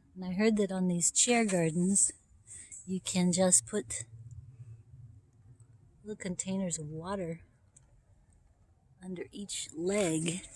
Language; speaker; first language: English; native; English